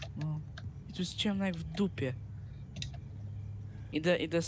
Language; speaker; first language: Polish; native; Polish